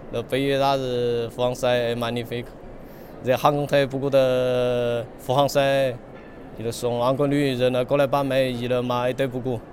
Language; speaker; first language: French; non-native, fluent; Chinese